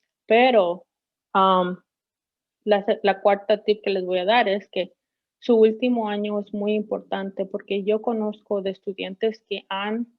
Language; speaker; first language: Spanish; early bilingual, heritage; Spanish